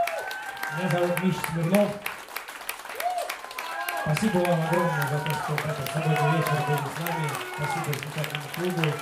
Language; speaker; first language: Russian; native; Russian